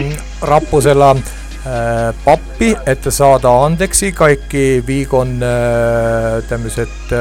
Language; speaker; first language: Finnish; non-native, learner; Estonian